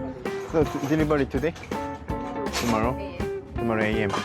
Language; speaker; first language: English; non-native, learner; Korean